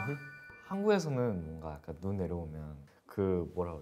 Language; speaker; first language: Korean; early bilingual, heritage; Korean